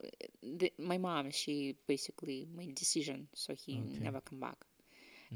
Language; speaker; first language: English; non-native, fluent; Ukrainian